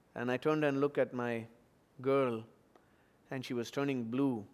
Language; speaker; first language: English; non-native, local second language; Tamil